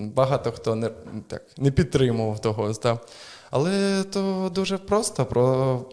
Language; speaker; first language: Ukrainian; native; Ukrainian